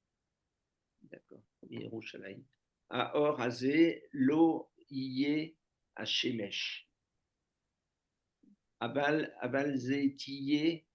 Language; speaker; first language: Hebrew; non-native, learner; French